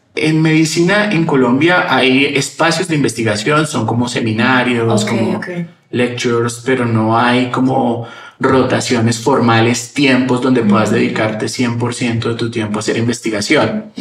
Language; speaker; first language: Spanish; native; Spanish